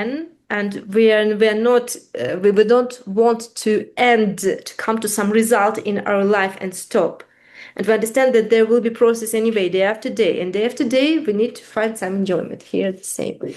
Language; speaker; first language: English; non-native, fluent; Russian